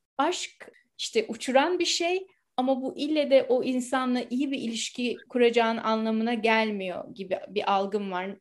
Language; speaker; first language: Turkish; native; Turkish